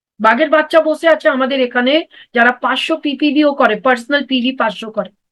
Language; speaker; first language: Bangla; non-native, local second language; Hindi